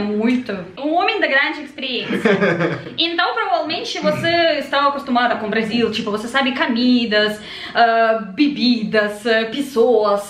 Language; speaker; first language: Portuguese; non-native, learner; Russian